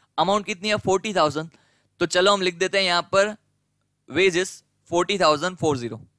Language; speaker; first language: Hindi; non-native, local second language; Gujarati